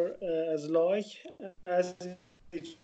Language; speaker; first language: English; non-native, learner; Persian